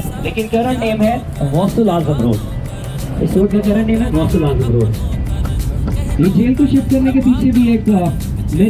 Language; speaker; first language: Hindi; native; Hindi